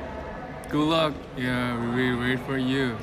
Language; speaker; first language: English; non-native, learner; Korean